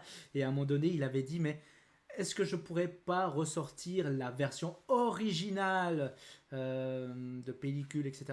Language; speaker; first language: French; native; French